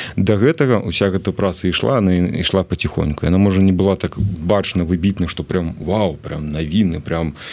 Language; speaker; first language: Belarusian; non-native, local second language; Russian